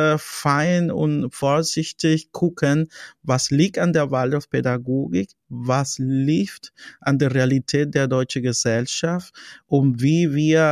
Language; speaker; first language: German; non-native, fluent; Spanish